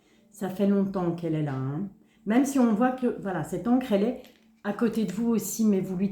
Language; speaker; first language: French; native; French